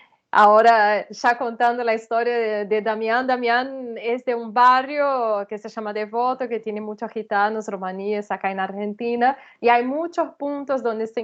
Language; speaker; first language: Spanish; non-native, fluent; Portuguese